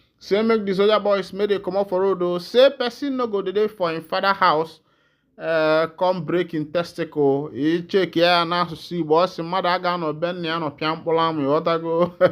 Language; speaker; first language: Nigerian Pidgin; non-native, local second language; Igbo